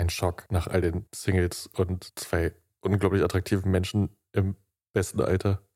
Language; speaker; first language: German; native; German